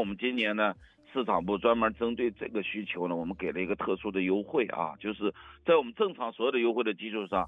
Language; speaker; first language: Chinese; native; Chinese